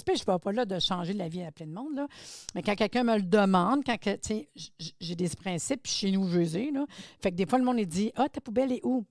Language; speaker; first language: French; native; French